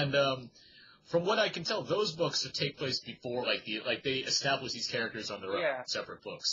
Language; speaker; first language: English; native; English